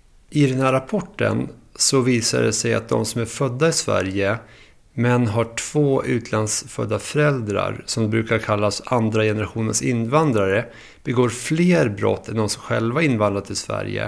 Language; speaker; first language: Swedish; native; Swedish